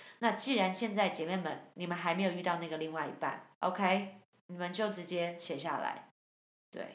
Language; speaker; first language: Chinese; native; Chinese